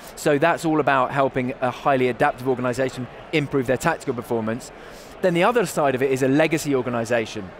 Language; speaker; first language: English; native; English